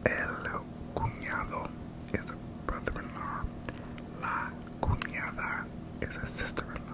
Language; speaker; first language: Spanish; non-native, learner; English